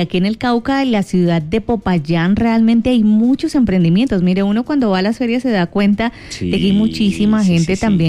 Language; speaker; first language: Spanish; native; Spanish